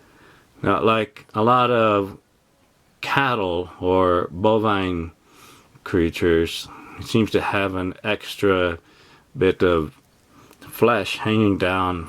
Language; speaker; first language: English; native; English